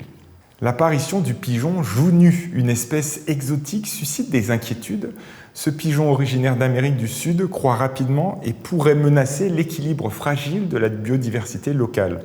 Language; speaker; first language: French; native; French